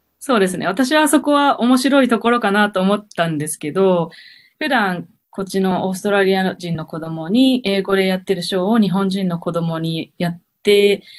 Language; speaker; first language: Japanese; native; Japanese